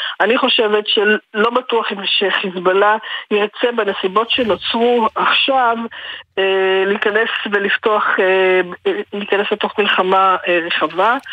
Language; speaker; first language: Hebrew; native; Hebrew